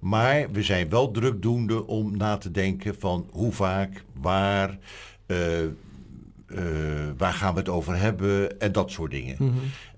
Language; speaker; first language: Dutch; native; Dutch